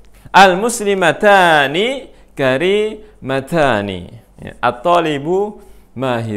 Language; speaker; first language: Arabic; non-native, fluent; Indonesian